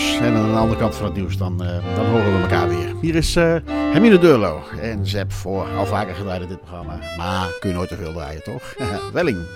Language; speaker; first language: Dutch; native; Dutch